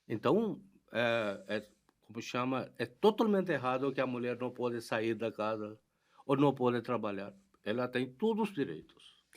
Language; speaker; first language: Portuguese; non-native, fluent; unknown